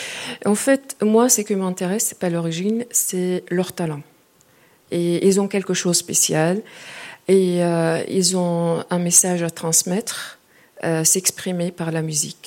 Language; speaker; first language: French; non-native, fluent; Arabic